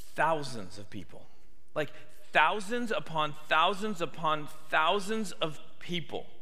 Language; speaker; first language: English; native; English